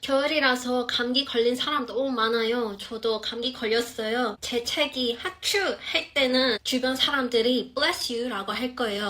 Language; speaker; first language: Korean; non-native, fluent; English